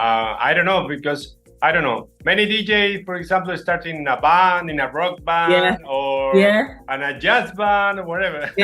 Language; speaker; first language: English; non-native, learner; Spanish